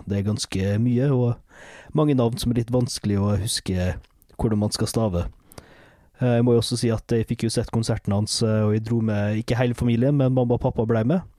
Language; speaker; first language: Norwegian; native; Norwegian